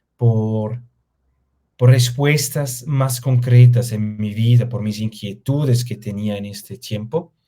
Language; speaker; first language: Spanish; non-native, fluent; German